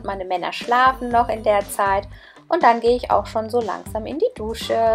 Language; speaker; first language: German; native; German